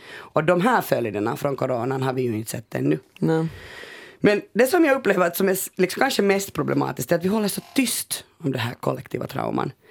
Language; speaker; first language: Swedish; native; Swedish